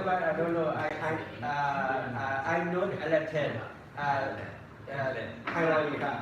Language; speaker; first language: English; non-native, learner; Burmese